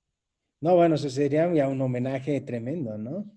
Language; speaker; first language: Spanish; native; Spanish